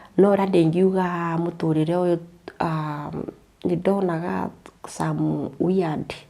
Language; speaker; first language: Kikuyu; native; Kikuyu